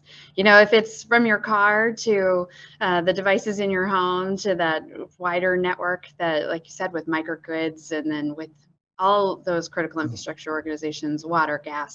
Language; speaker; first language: English; native; English